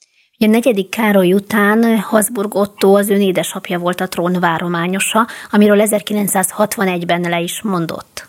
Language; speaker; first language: Hungarian; native; Hungarian